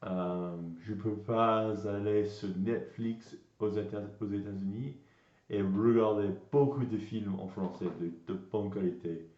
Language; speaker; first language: French; non-native, learner; English